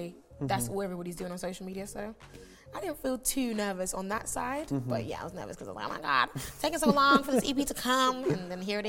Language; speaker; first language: English; native; English